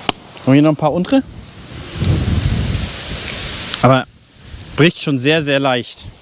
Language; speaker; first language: German; native; German